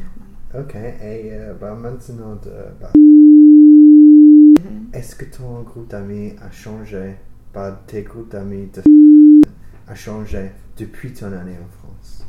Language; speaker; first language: French; non-native, fluent; English